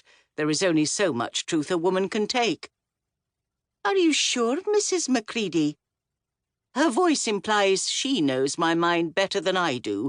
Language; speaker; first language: English; native; English